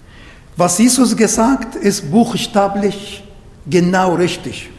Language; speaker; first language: German; non-native, fluent; Arabic